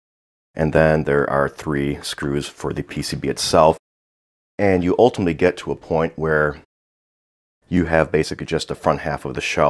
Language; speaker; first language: English; native; English